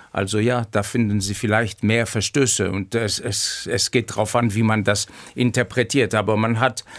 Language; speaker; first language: German; non-native, fluent; Greek